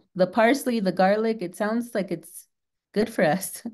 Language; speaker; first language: English; native; English